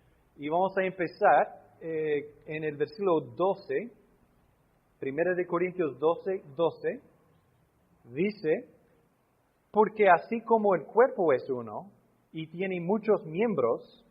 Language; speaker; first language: Spanish; non-native, fluent; English